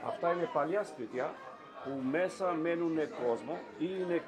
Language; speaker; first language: Greek; non-native, learner; Albanian